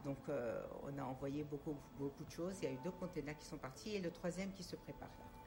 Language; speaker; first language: French; non-native, local second language; Armenian